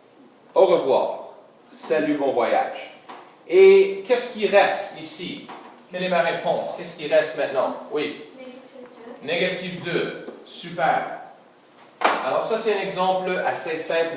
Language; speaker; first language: French; non-native, local second language; English